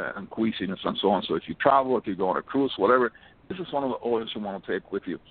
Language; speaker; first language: English; early bilingual, other home language; Spanish